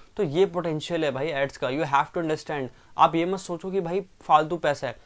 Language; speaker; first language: Hindi; native; Hindi